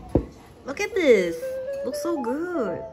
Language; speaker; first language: English; non-native, local second language; Cantonese